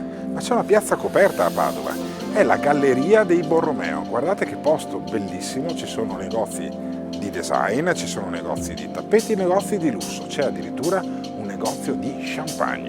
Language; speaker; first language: Italian; native; Italian